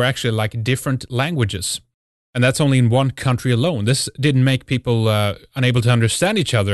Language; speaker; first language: English; non-native, fluent; Swedish